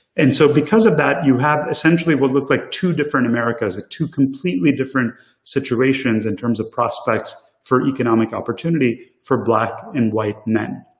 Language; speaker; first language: English; early bilingual, other home language; Tamil